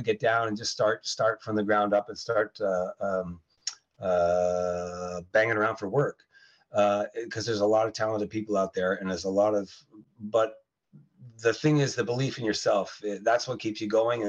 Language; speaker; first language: English; native; English